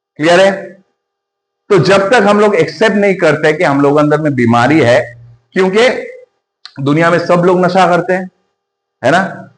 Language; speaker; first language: Hindi; non-native, local second language; Bangla